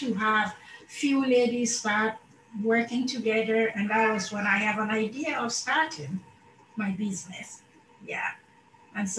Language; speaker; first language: English; non-native, local second language; Akan